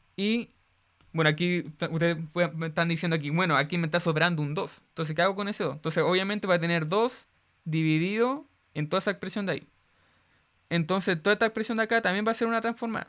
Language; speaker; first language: Spanish; native; Spanish